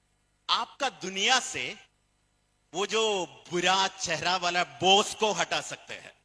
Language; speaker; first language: Hindi; non-native, fluent; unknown